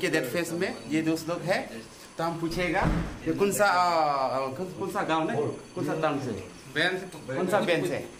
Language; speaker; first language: Hindi; non-native, local second language; Karbi